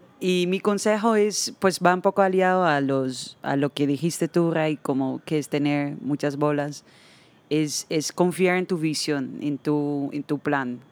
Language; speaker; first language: Spanish; non-native, fluent; Dutch